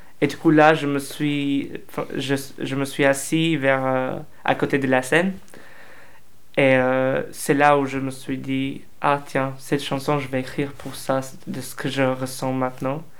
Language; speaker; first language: French; non-native, fluent; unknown